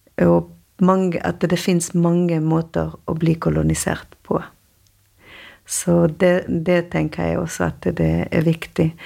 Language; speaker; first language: Norwegian; non-native, fluent; Spanish